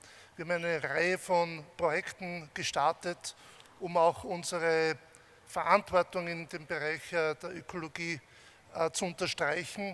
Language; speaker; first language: German; native; German